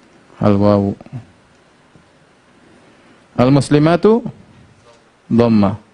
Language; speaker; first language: Arabic; non-native, fluent; Indonesian